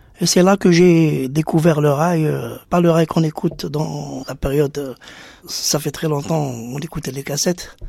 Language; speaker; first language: French; non-native, local second language; Arabic